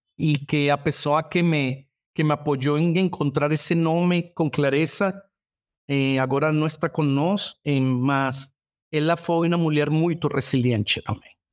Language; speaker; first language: Portuguese; non-native, learner; Spanish